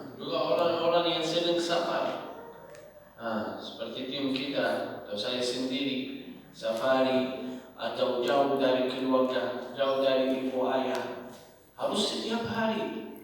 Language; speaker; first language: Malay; non-native, learner; Arabic